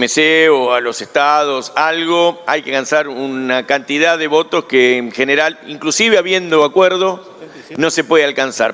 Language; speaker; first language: Spanish; native; Spanish